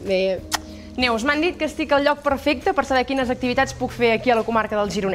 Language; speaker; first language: Catalan; native; Catalan